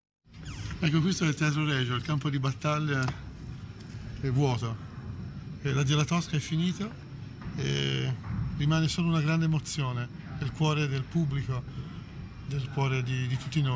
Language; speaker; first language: Italian; native; Italian